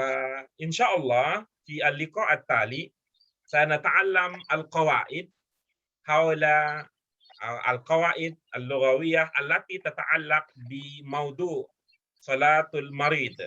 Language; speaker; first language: Arabic; non-native, fluent; Indonesian